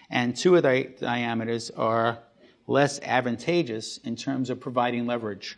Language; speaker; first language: English; native; English